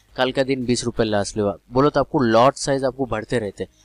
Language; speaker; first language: Hindi; non-native, local second language; Telugu